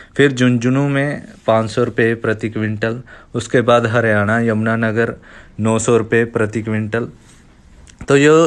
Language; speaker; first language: Hindi; non-native, local second language; Punjabi